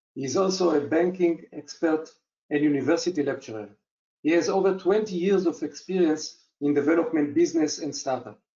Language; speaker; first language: English; non-native, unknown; Hebrew